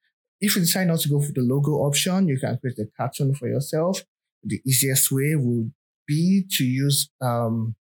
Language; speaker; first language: English; non-native, local second language; Yoruba